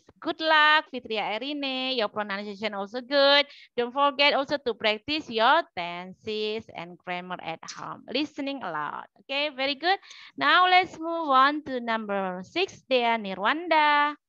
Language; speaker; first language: English; non-native, learner; Indonesian